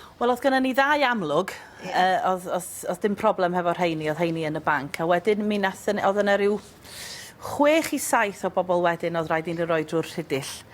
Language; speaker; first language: Welsh; native; Welsh